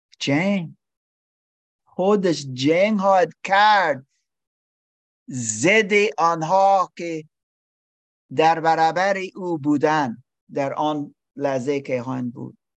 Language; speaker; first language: Persian; non-native, learner; English